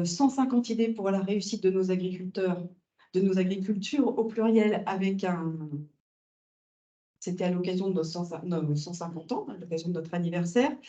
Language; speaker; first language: French; native; French